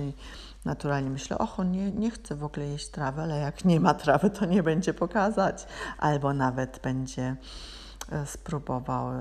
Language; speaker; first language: Polish; non-native, learner; German